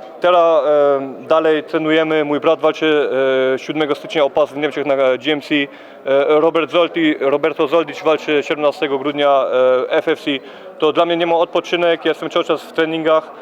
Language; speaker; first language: Polish; early bilingual, heritage; Polish